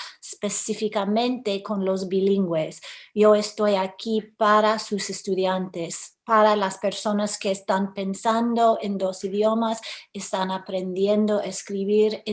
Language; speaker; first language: Spanish; early bilingual, heritage; English